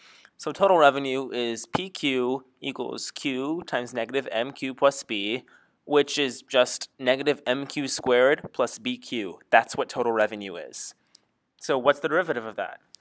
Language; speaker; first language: English; native; English